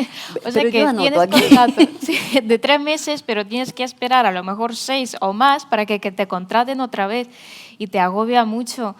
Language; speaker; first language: Spanish; non-native, fluent; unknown